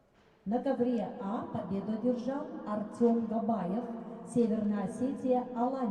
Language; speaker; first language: Russian; native; Russian